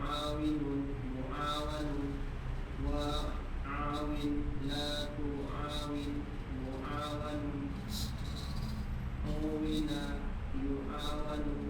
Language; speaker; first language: Arabic; non-native, learner; Indonesian